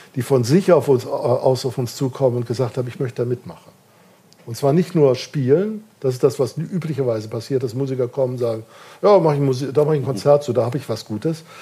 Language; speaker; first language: German; native; German